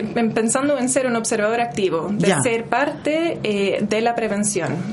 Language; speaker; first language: Spanish; non-native, fluent; English